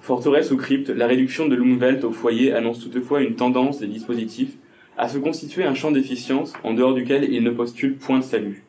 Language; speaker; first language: French; native; French